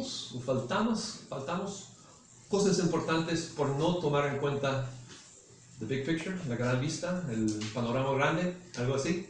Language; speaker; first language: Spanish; non-native, fluent; English